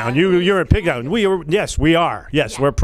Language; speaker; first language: English; native; English